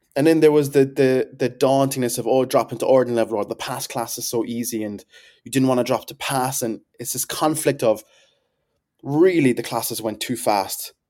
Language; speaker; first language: English; native; English